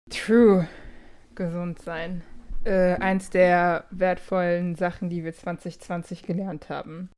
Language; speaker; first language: German; early bilingual, other home language; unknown